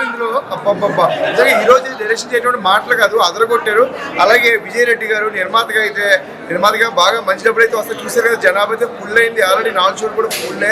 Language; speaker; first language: Telugu; native; Telugu